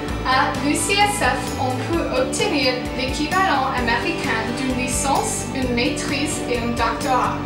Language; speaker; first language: French; non-native, learner; English